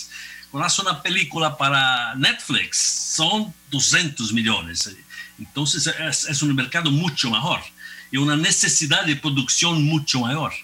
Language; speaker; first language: Spanish; non-native, fluent; Portuguese